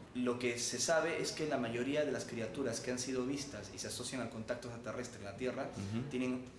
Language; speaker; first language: Spanish; native; Spanish